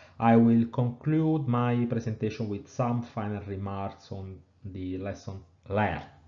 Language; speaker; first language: English; non-native, fluent; Italian